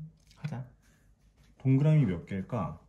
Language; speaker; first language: Korean; native; Korean